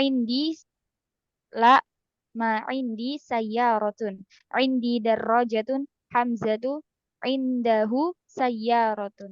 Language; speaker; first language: Arabic; non-native, learner; Indonesian